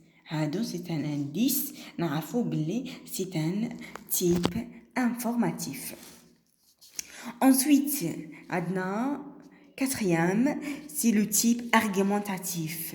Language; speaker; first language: French; non-native, local second language; Arabic